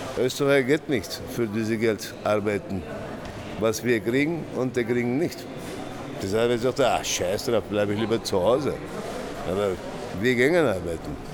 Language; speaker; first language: German; native; German